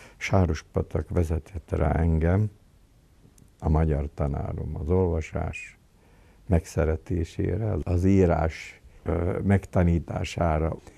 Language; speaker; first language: Hungarian; native; Hungarian